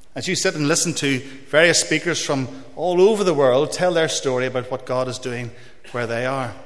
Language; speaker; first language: English; native; English